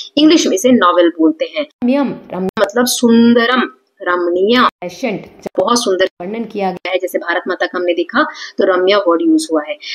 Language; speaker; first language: Hindi; native; Hindi